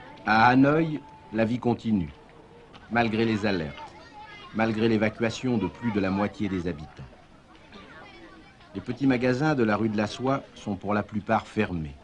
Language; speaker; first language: French; native; French